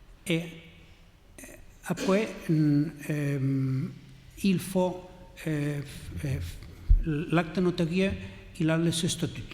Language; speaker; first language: French; non-native, learner; Catalan